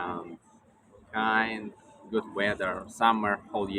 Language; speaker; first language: English; non-native, learner; Russian